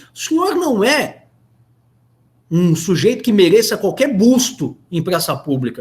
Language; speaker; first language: Portuguese; native; Portuguese